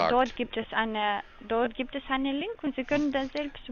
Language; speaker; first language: German; non-native, learner; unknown